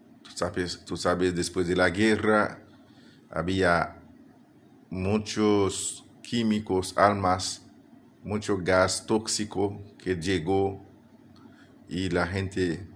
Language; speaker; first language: Spanish; non-native, fluent; Haitian Creole